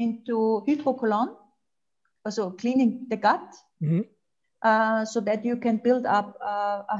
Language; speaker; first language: English; non-native, fluent; German